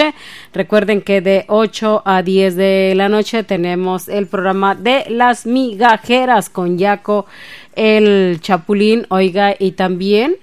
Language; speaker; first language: Spanish; native; Spanish